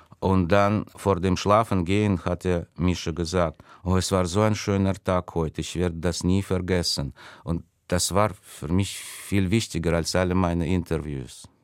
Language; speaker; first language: German; non-native, fluent; Russian